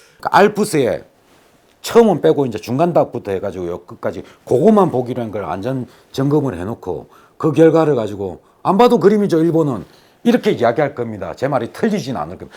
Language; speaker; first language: Korean; native; Korean